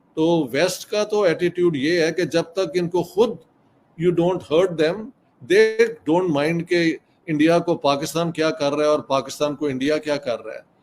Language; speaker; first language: Urdu; non-native, local second language; Punjabi